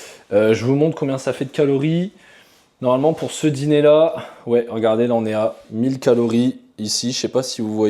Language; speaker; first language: French; native; French